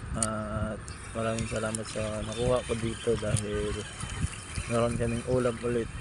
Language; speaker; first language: Filipino; non-native, local second language; Iloko